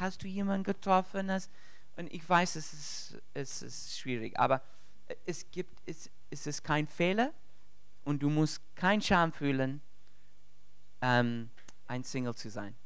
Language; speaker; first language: German; non-native, learner; English